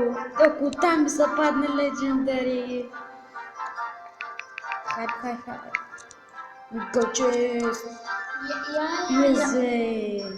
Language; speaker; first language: Bulgarian; native; Bulgarian